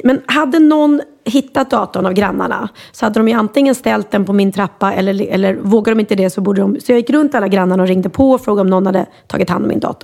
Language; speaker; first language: Swedish; native; Swedish